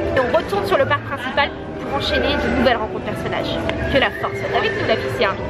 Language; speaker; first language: French; native; French